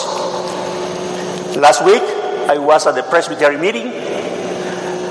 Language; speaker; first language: English; non-native, fluent; Spanish